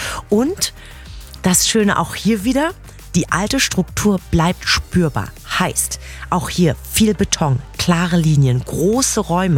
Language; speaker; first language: German; native; German